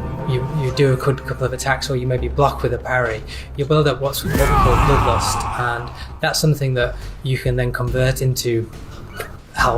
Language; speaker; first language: English; native; English